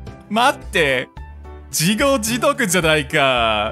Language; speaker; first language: Japanese; non-native, fluent; English